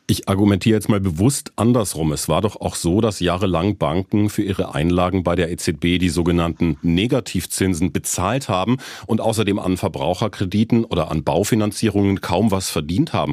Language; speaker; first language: German; native; German